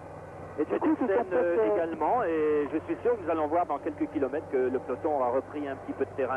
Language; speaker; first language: French; native; French